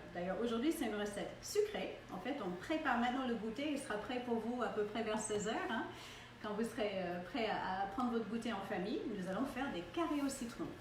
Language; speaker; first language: French; non-native, fluent; English